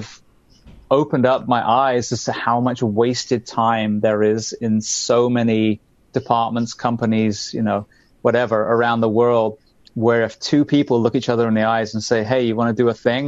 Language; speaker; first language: English; native; English